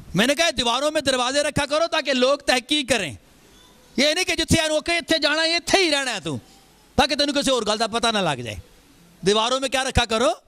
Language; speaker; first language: Urdu; non-native, local second language; Punjabi